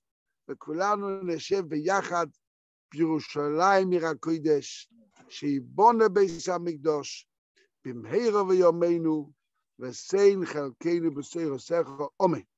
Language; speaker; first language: Hebrew; non-native, fluent; Yiddish